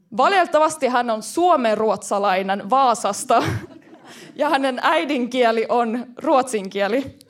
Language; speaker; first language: Finnish; early bilingual, heritage; Finnish